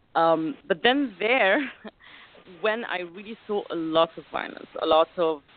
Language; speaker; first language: English; non-native, fluent; Arabic